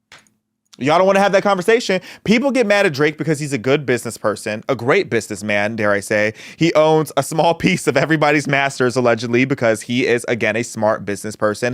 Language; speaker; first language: English; native; English